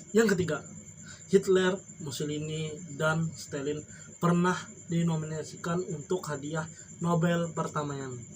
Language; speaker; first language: Indonesian; non-native, local second language; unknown